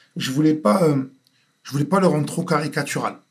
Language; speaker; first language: French; native; French